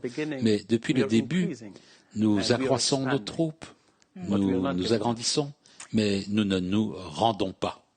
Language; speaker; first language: French; non-native, fluent; Persian